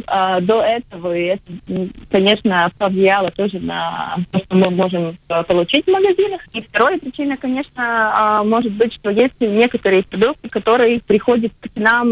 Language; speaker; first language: Russian; non-native, local second language; Latvian